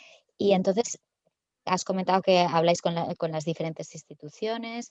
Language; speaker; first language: Spanish; native; Spanish